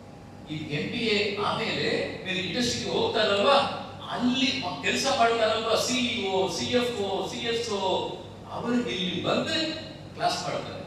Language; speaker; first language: Kannada; non-native, local second language; Telugu